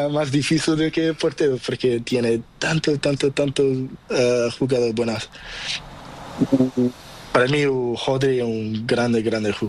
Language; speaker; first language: Spanish; non-native, learner; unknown